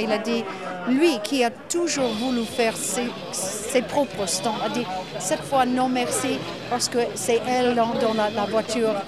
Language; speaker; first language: French; non-native, fluent; English